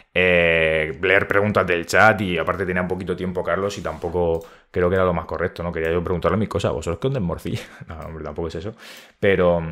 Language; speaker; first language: Spanish; native; Spanish